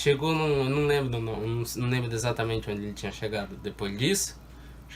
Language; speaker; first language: Portuguese; native; Portuguese